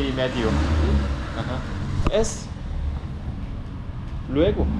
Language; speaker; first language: Spanish; non-native, learner; Korean